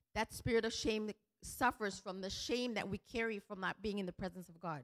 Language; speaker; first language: English; early bilingual, other home language; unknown